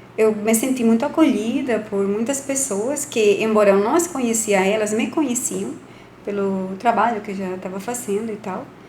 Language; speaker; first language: Portuguese; non-native, fluent; Spanish